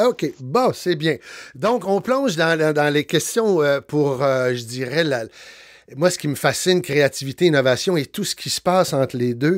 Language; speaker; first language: French; native; French